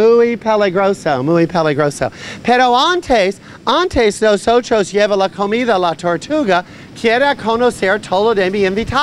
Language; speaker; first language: Spanish; non-native, learner; English